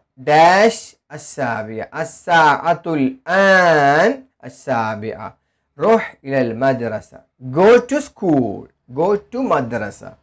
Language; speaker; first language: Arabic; non-native, fluent; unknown